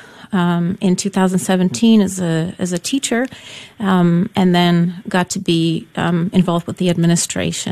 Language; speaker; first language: English; non-native, fluent; Polish